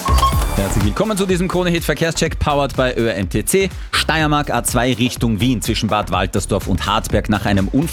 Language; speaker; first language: German; native; German